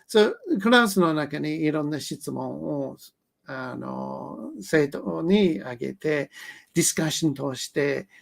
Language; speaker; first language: Japanese; non-native, learner; English